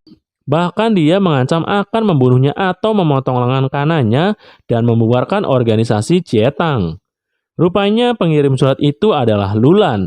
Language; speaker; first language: Indonesian; native; Indonesian